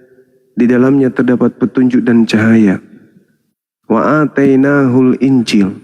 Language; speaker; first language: Indonesian; native; Indonesian